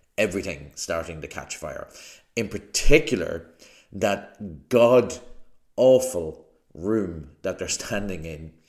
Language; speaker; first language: English; native; English